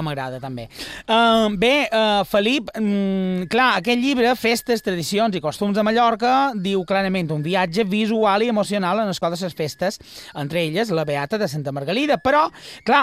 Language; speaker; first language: Catalan; native; Catalan